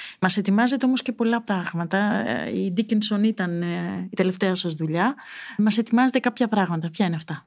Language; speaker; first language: Greek; native; Greek